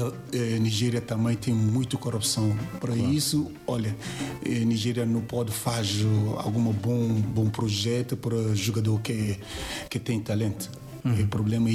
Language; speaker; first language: Portuguese; non-native, learner; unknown